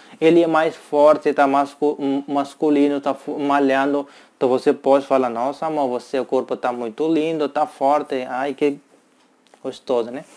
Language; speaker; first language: Portuguese; non-native, learner; Hindi